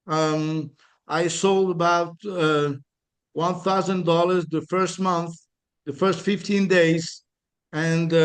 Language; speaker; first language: English; non-native, fluent; French